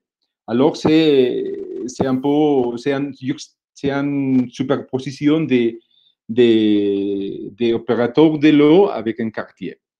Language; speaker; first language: French; non-native, fluent; Spanish